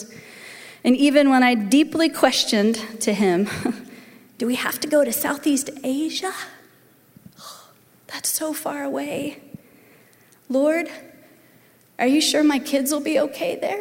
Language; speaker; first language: English; native; English